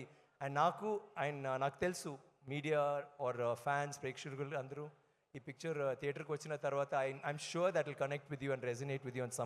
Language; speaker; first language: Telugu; non-native, learner; Tamil